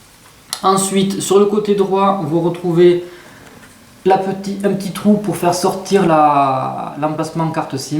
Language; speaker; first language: French; native; French